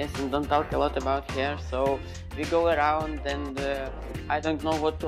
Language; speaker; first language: English; non-native, learner; Ukrainian